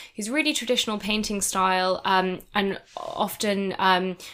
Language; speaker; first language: English; native; English